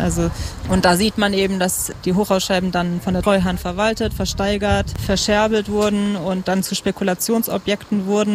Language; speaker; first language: German; native; German